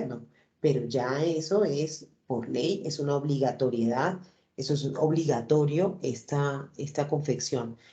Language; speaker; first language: Spanish; native; Spanish